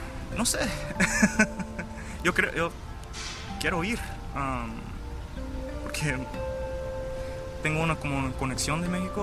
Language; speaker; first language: Spanish; early bilingual, heritage; English